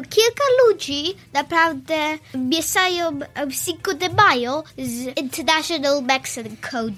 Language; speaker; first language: Polish; early bilingual, heritage; Polish